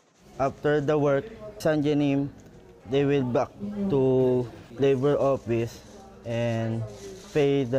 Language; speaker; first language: English; non-native, learner; Filipino